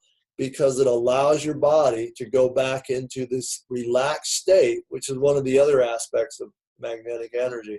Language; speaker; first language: English; native; English